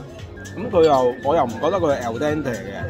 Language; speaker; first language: Cantonese; native; Cantonese